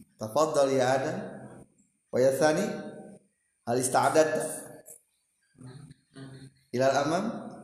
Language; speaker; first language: Arabic; non-native, learner; Indonesian